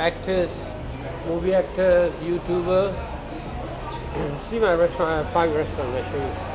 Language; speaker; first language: English; non-native, local second language; Hindi